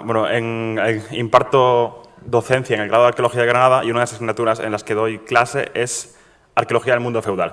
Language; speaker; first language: Spanish; native; Spanish